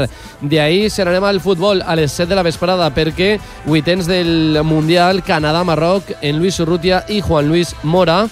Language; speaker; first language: Catalan; native; Catalan